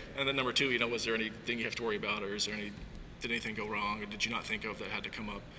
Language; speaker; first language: English; native; English